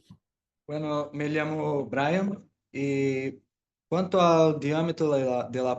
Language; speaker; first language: Spanish; non-native, learner; Portuguese